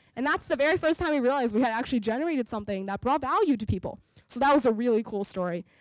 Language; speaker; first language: English; native; English